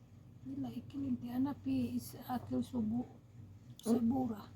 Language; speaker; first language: Arabic; non-native, learner; Indonesian